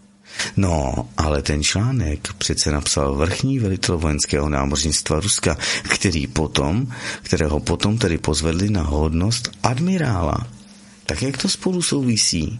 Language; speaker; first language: Czech; native; Czech